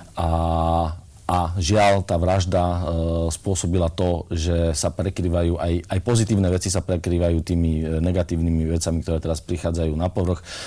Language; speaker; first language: Slovak; native; Slovak